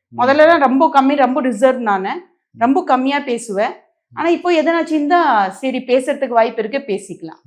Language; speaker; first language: Tamil; non-native, local second language; Marwari